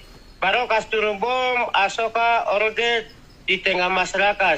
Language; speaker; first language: Indonesian; non-native, local second language; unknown